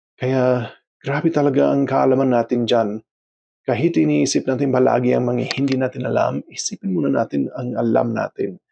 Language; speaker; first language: Filipino; non-native, fluent; English